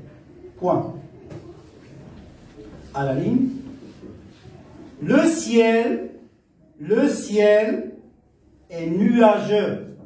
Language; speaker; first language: French; non-native, local second language; Arabic